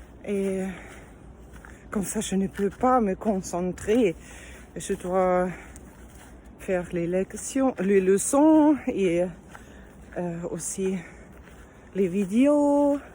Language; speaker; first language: French; non-native, fluent; German